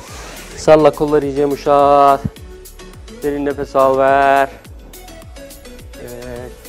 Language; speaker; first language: Turkish; native; Turkish